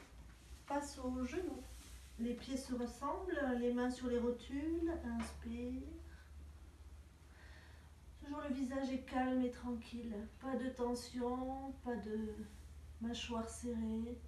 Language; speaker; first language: French; native; French